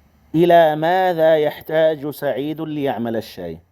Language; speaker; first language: Arabic; non-native, fluent; Indonesian